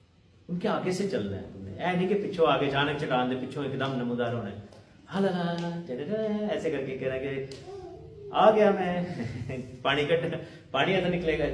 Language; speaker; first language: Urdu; non-native, local second language; Punjabi